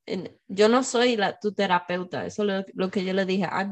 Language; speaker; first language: English; non-native, fluent; Spanish